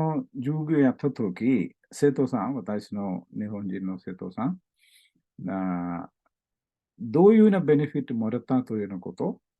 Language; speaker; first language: Japanese; non-native, learner; Malayalam